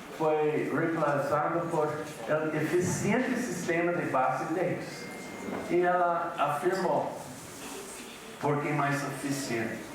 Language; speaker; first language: Portuguese; non-native, fluent; English